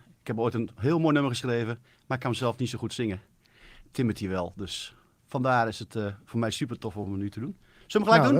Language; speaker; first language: Dutch; native; Dutch